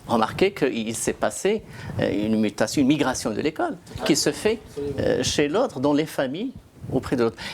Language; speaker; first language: French; non-native, local second language; Arabic